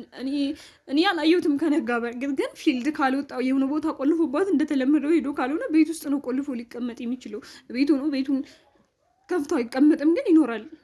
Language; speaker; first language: Amharic; native; Amharic